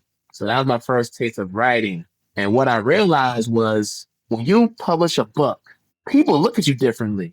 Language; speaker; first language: English; early bilingual, other home language; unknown